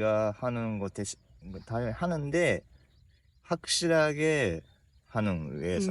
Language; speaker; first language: Korean; non-native, learner; Japanese